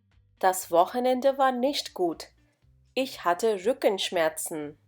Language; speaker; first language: German; non-native, fluent; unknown